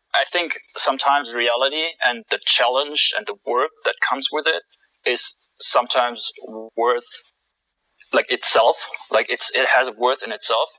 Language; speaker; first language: English; non-native, fluent; German